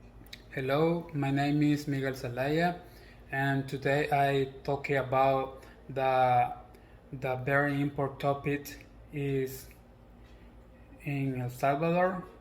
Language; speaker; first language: English; non-native, learner; Spanish